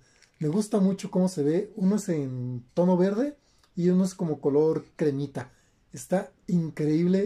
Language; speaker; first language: Spanish; native; Spanish